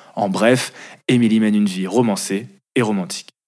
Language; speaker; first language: French; native; French